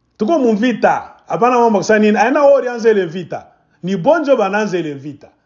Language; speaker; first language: Swahili; native; Swahili